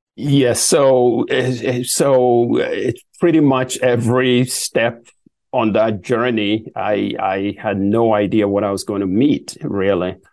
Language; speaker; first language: English; non-native, local second language; Akan